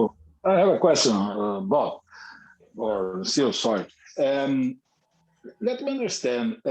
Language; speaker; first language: English; non-native, learner; Portuguese